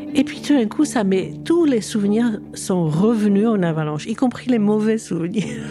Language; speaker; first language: French; early bilingual, other home language; Czech